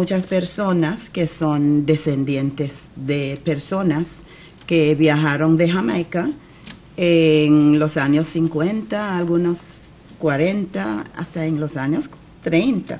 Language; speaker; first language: Spanish; non-native, fluent; English